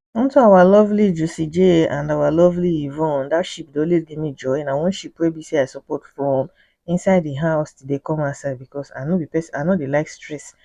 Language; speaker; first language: Nigerian Pidgin; native; Nigerian Pidgin